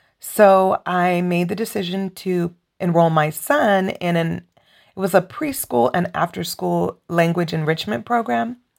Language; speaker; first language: English; native; English